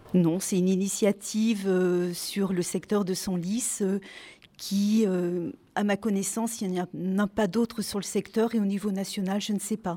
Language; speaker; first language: French; native; French